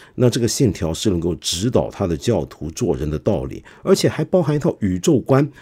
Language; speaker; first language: Chinese; non-native, local second language; Cantonese